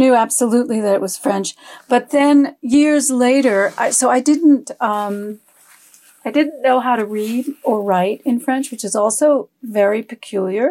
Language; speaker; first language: English; early bilingual, other home language; French